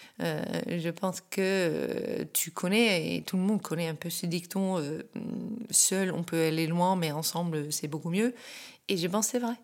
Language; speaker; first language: French; non-native, fluent; Dutch